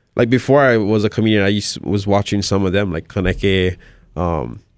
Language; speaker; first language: English; native; English